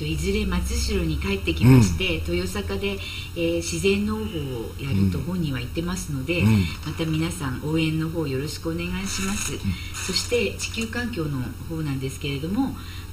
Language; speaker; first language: Japanese; native; Japanese